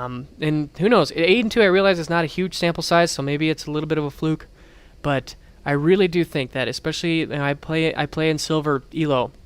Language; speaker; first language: English; native; English